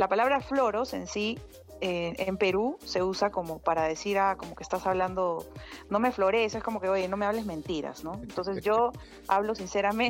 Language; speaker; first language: Spanish; native; Spanish